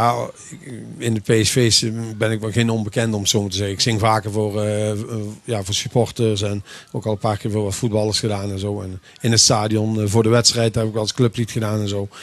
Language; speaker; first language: Dutch; native; Dutch